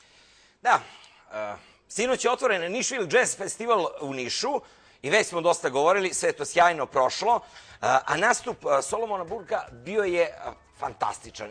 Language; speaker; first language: Serbian; native; Serbian